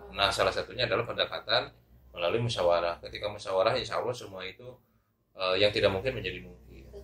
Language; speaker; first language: Indonesian; non-native, local second language; Sundanese